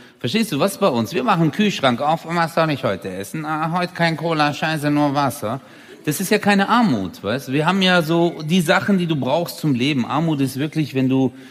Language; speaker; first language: German; early bilingual, other home language; Turkish